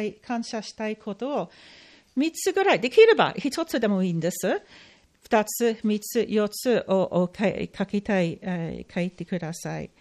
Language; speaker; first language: Japanese; non-native, fluent; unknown